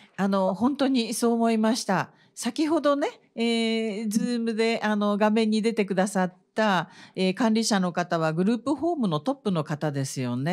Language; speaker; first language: Japanese; native; Japanese